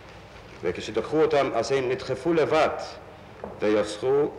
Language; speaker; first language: Hebrew; non-native, fluent; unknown